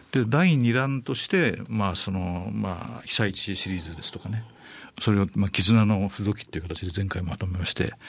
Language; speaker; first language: Japanese; native; Japanese